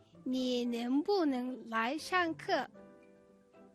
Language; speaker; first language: Chinese; non-native, fluent; Mongolian